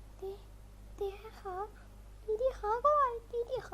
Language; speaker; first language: Thai; native; Thai